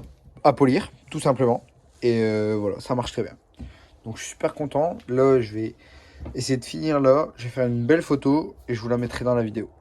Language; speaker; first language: French; native; French